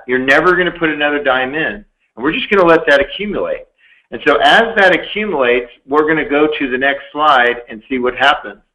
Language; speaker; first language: English; native; English